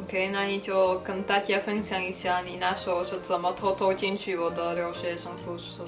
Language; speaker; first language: Chinese; non-native, fluent; Slovak